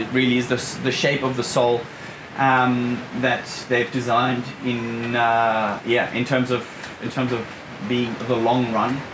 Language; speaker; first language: English; early bilingual, other home language; German